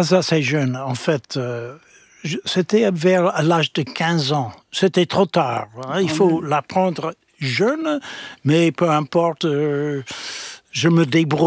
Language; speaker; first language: French; non-native, fluent; English